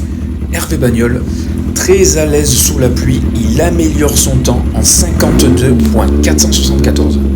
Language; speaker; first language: French; native; French